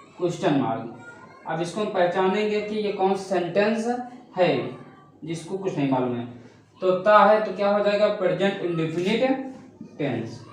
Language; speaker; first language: Hindi; native; Hindi